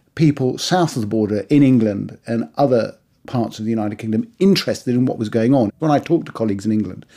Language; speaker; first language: English; early bilingual, other home language; Persian